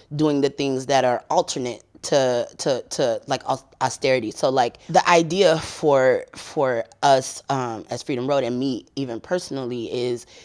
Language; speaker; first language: English; native; English